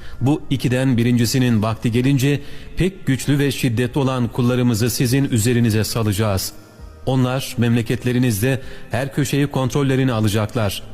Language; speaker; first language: Turkish; native; Turkish